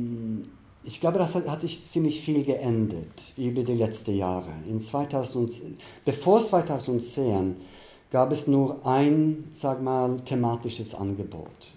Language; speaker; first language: German; non-native, fluent; Norwegian